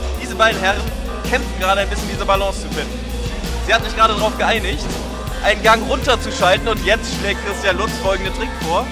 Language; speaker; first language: German; native; German